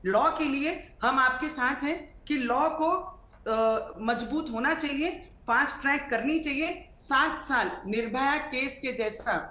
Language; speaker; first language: Hindi; non-native, local second language; Marathi